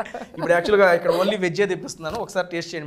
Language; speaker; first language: Telugu; native; Telugu